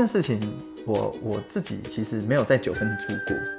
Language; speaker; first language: Chinese; native; Chinese